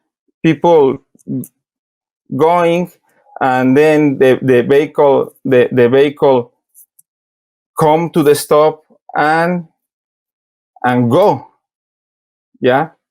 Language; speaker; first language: English; non-native, learner; Spanish